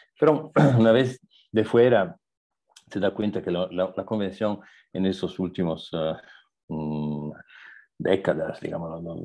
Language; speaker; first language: Spanish; non-native, fluent; Italian